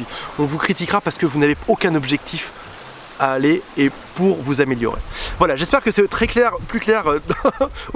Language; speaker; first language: French; native; French